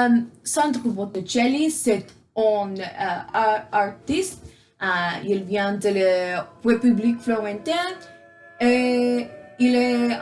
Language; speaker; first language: French; non-native, learner; English